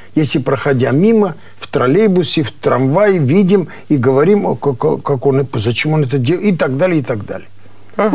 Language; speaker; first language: Russian; non-native, local second language; Armenian